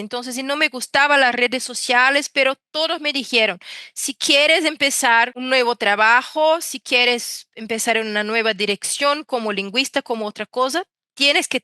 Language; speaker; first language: Spanish; non-native, fluent; Portuguese